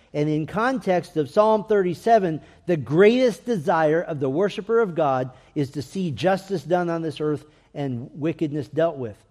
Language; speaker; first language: English; native; English